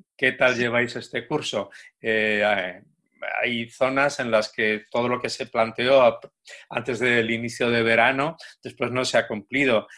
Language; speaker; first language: Spanish; native; Spanish